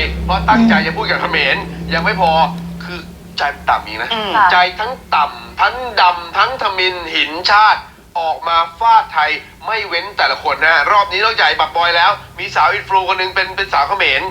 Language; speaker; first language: Thai; native; Thai